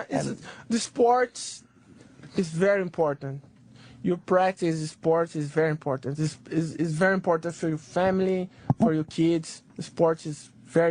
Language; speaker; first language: English; non-native, learner; Portuguese